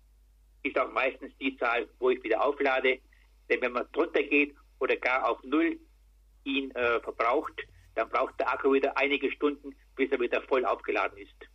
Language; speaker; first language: German; native; German